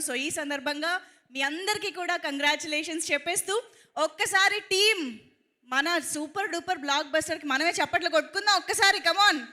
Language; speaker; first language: Telugu; native; Telugu